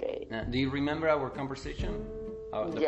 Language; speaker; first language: English; non-native, fluent; Spanish